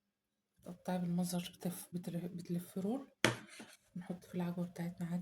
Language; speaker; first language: Arabic; native; Arabic